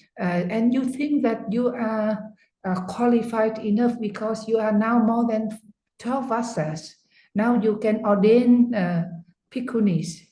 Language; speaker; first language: English; non-native, fluent; Vietnamese